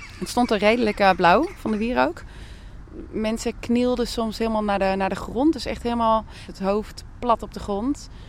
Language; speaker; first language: Dutch; native; Dutch